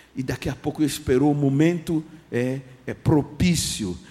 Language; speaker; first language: Portuguese; non-native, fluent; English